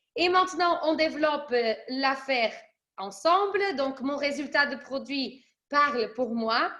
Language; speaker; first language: French; early bilingual, other home language; Portuguese